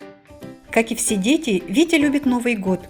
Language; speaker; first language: Russian; native; Russian